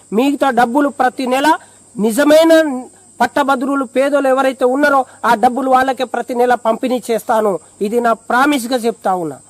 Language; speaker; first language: Telugu; non-native, local second language; Lambadi